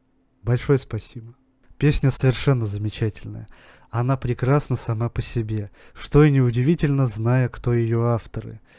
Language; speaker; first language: Russian; native; Russian